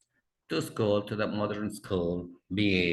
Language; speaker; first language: English; non-native, fluent; Spanish